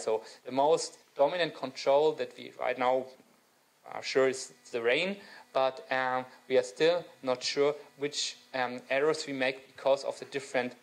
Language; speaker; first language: English; non-native, fluent; German